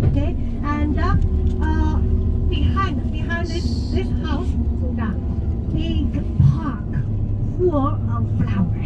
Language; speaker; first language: English; non-native, learner; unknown